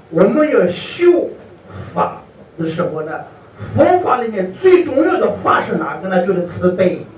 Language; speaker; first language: Chinese; non-native, fluent; Tibetan